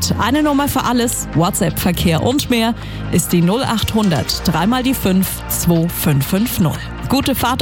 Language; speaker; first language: German; native; German